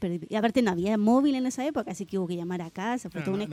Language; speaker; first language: Spanish; native; Spanish